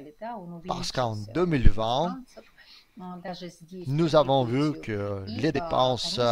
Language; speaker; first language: French; non-native, fluent; Russian